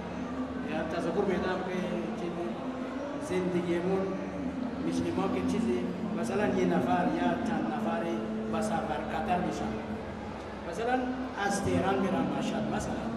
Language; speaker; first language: Persian; non-native, learner; Malagasy